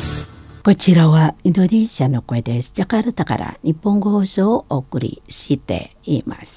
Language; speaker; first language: Japanese; non-native, learner; Indonesian